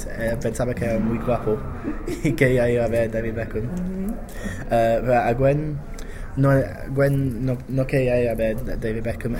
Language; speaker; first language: Spanish; non-native, learner; English